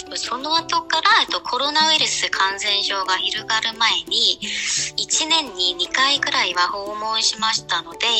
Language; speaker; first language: Japanese; non-native, fluent; Korean